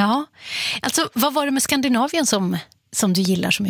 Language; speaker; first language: Swedish; native; Swedish